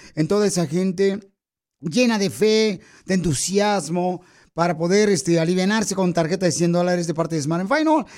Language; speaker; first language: Spanish; native; Spanish